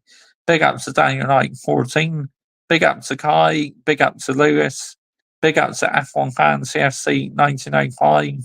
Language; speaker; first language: English; native; English